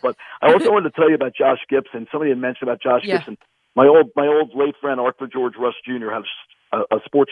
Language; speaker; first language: English; native; English